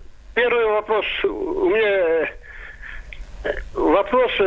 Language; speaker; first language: Russian; non-native, local second language; Kyrgyz